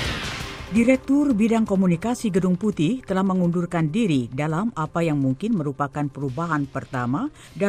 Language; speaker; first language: Indonesian; native; Indonesian